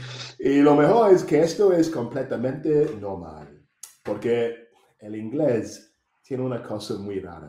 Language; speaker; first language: Spanish; non-native, fluent; English